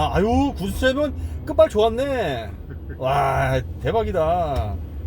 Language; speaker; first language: Korean; native; Korean